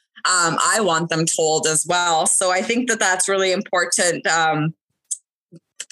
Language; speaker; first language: English; native; English